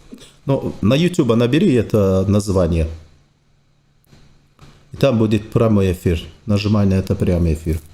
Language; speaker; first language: Russian; non-native, fluent; Turkish